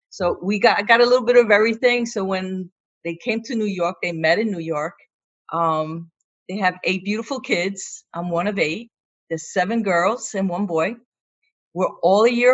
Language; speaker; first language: English; native; English